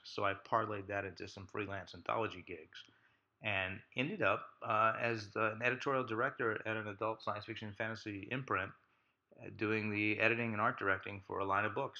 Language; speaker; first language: English; native; English